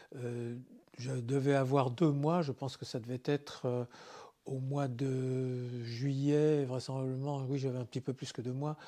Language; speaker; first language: French; native; French